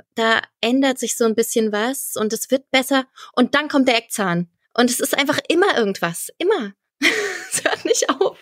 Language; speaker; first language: German; native; German